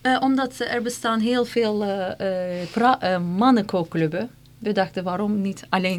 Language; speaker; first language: Dutch; non-native, fluent; Turkish